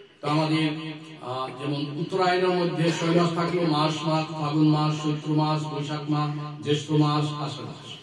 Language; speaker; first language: Bangla; non-native, learner; Assamese